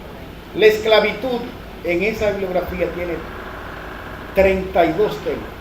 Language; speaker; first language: Spanish; native; Spanish